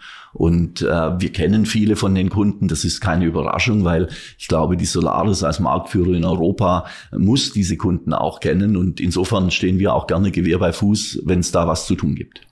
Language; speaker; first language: German; native; German